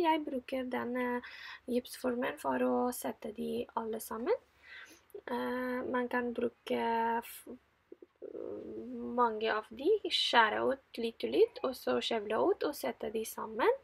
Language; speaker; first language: Norwegian; non-native, fluent; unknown